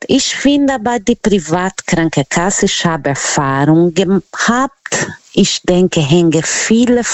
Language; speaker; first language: German; non-native, learner; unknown